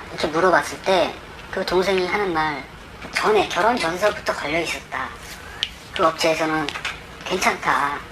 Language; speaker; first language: Korean; native; Korean